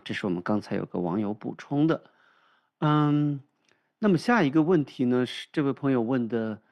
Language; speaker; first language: Chinese; native; Chinese